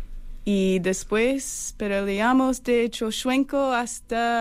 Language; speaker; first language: Spanish; non-native, fluent; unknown